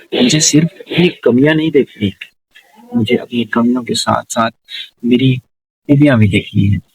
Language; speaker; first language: Hindi; native; Hindi